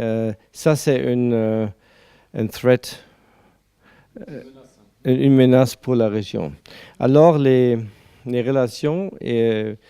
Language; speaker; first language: French; non-native, learner; German